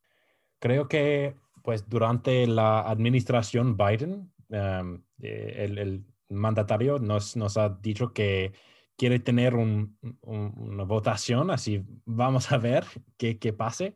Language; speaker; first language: Spanish; non-native, fluent; English